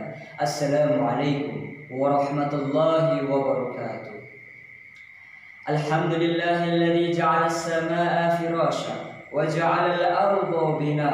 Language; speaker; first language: Arabic; non-native, learner; Indonesian